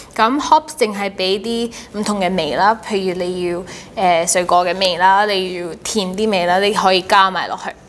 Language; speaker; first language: Cantonese; non-native, local second language; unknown